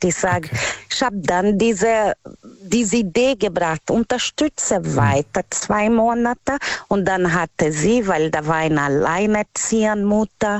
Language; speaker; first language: German; non-native, learner; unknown